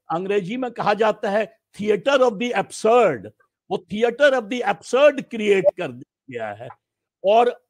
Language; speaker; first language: Hindi; native; Hindi